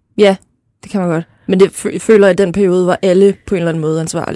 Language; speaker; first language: Danish; native; Danish